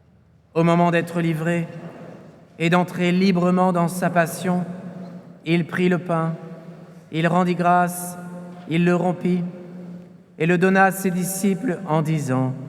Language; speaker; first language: French; native; French